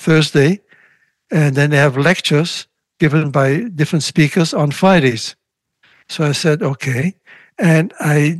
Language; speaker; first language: English; non-native, fluent; Russian